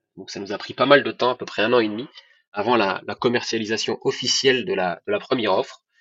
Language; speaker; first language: French; non-native, local second language; Arabic